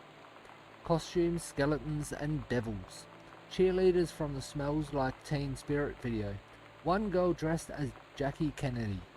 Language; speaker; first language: English; native; English